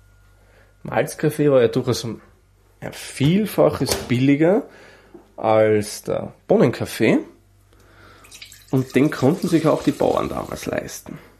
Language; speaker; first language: German; native; German